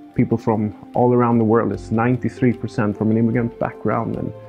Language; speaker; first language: English; non-native, fluent; Swedish